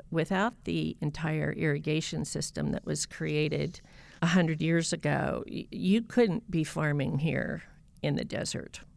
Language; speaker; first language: English; native; English